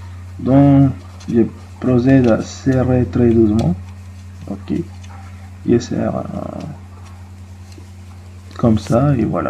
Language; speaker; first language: French; non-native, fluent; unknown